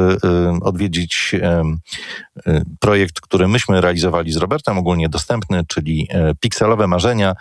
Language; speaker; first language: Polish; native; Polish